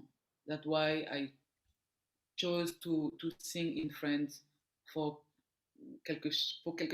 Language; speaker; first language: English; non-native, learner; French